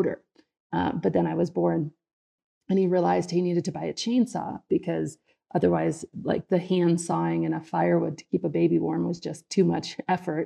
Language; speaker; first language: English; native; English